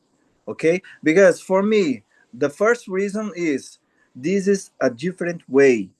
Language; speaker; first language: English; non-native, learner; Portuguese